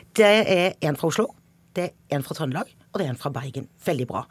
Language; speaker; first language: Norwegian; native; Norwegian